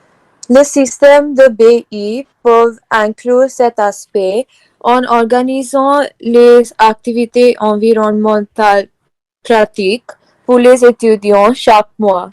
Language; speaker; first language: French; non-native, learner; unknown